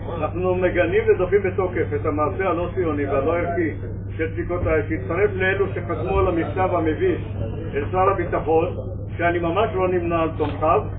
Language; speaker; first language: Hebrew; native; Hebrew